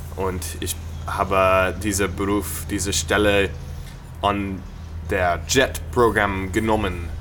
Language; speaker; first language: German; non-native, learner; English